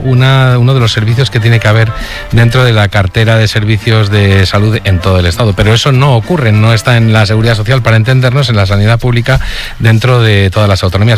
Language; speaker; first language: Spanish; native; Spanish